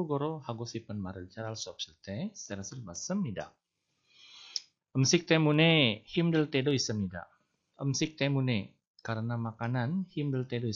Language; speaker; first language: Korean; non-native, fluent; Indonesian